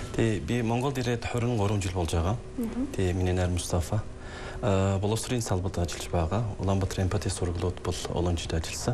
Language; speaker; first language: Mongolian; non-native, fluent; Turkish